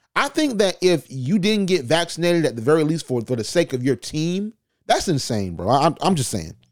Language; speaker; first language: English; native; English